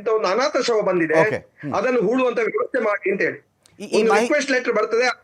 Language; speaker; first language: Kannada; native; Kannada